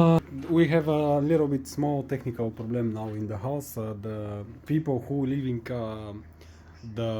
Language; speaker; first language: English; non-native, learner; Bulgarian